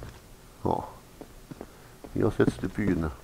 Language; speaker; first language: German; native; German